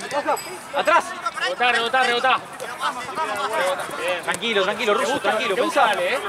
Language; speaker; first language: Spanish; native; Spanish